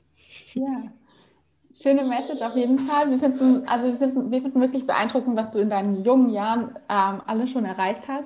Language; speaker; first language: German; native; German